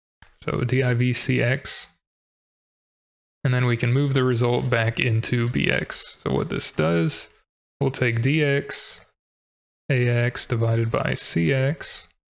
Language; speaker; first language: English; native; English